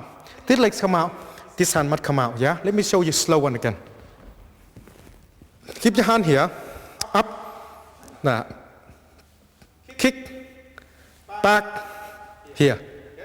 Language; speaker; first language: English; non-native, fluent; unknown